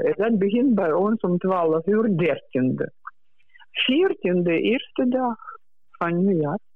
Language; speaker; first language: Dutch; non-native, learner; Russian